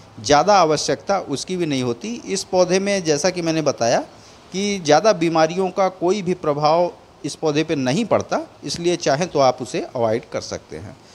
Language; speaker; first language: Hindi; native; Hindi